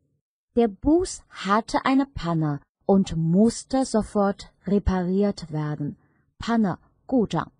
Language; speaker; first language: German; non-native, fluent; Chinese